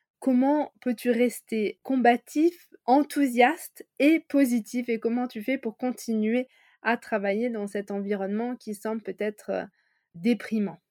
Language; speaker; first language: French; native; French